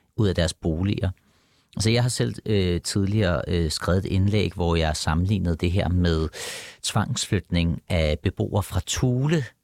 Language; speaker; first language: Danish; early bilingual, other home language; Persian